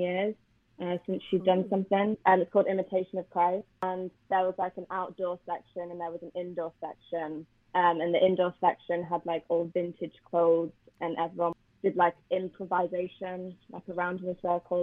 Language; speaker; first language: English; native; English